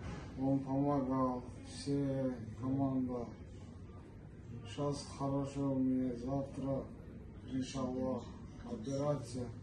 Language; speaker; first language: Russian; non-native, local second language; Kyrgyz